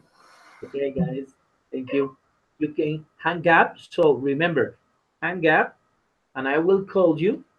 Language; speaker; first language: English; non-native, learner; Spanish